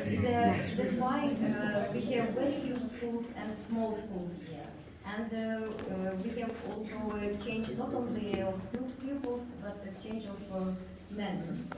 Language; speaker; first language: English; non-native, fluent; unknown